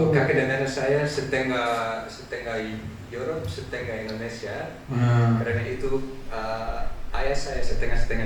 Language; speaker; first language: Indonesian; non-native, learner; Dutch